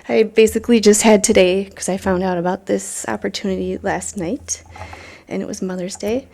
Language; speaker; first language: English; native; English